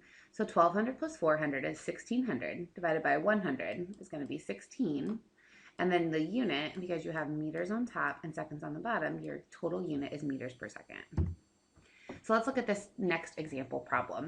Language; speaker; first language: English; native; English